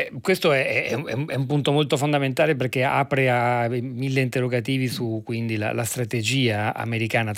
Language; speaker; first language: Italian; native; Italian